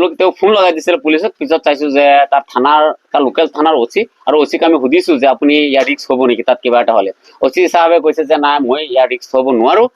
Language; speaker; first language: Assamese; non-native, local second language; Bangla